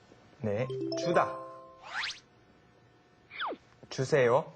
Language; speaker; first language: Korean; native; Korean